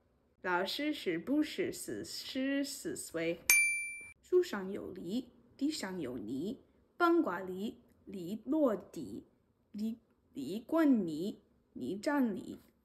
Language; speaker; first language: Chinese; non-native, learner; English